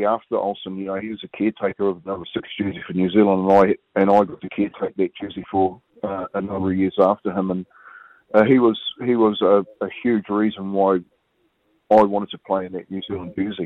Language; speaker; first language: English; native; English